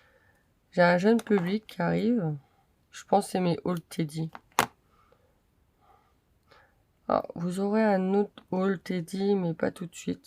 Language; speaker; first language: French; native; French